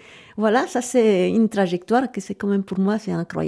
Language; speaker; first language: French; native; French